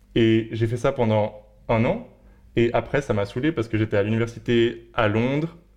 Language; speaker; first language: French; native; French